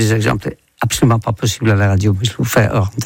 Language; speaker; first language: French; non-native, fluent; Dutch